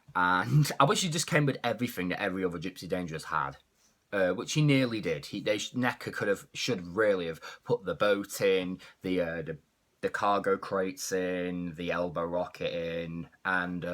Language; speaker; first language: English; native; English